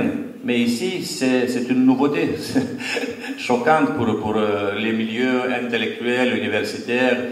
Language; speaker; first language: French; non-native, fluent; Romanian